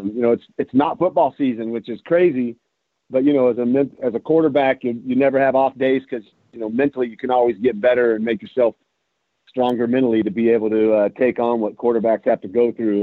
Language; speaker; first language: English; native; English